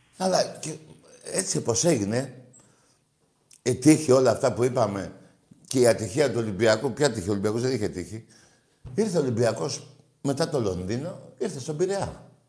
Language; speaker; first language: Greek; native; Greek